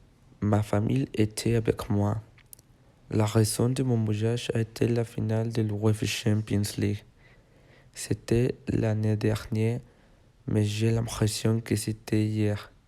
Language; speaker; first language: French; non-native, learner; Spanish